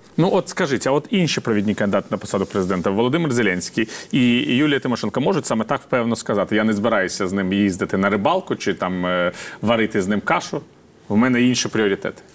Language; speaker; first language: Ukrainian; native; Ukrainian